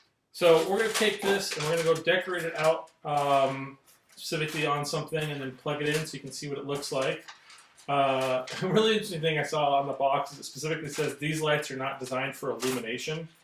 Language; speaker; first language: English; native; English